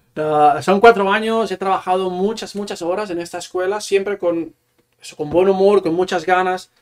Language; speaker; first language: Spanish; non-native, local second language; Catalan